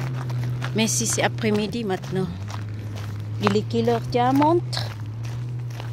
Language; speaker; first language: French; non-native, learner; Filipino